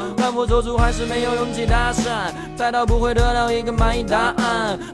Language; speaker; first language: Chinese; native; Chinese